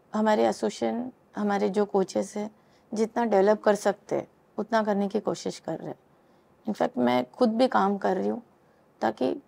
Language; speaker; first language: Hindi; native; Hindi